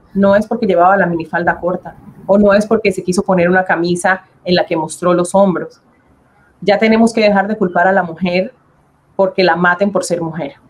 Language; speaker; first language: Spanish; native; Spanish